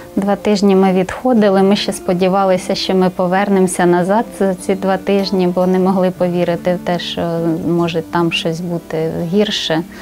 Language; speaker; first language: Ukrainian; native; Ukrainian